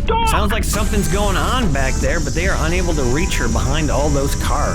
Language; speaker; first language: English; native; English